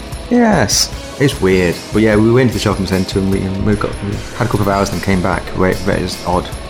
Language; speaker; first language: English; native; English